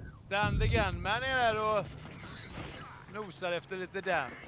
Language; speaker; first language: Swedish; native; Swedish